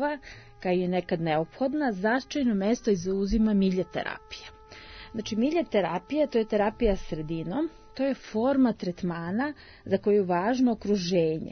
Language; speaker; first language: Serbian; native; Serbian